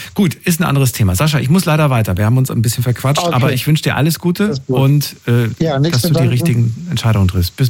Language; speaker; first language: German; native; German